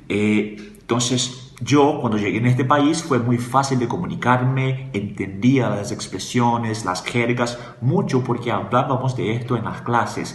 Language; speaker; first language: Spanish; non-native, fluent; Portuguese